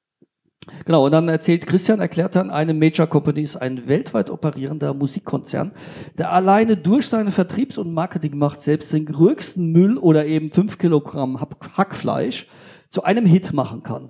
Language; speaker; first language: German; native; German